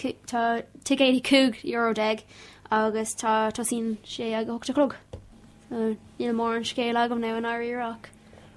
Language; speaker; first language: Irish; non-native, local second language; English